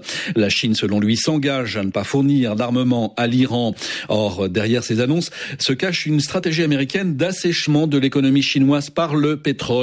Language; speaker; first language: French; native; French